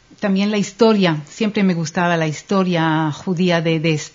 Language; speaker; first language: Spanish; non-native, fluent; Hebrew